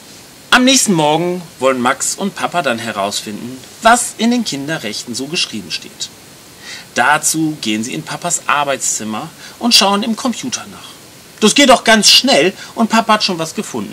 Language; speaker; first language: German; native; German